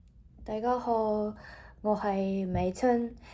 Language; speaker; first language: Cantonese; non-native, fluent; Japanese